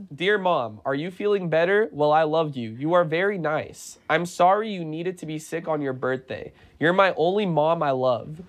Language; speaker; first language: English; native; English